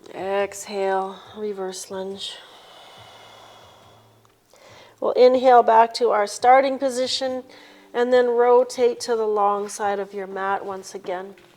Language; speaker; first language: English; native; English